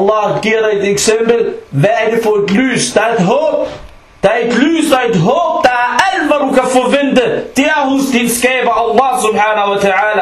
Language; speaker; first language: Danish; non-native, local second language; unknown